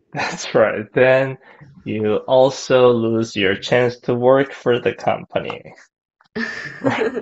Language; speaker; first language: English; non-native, fluent; Korean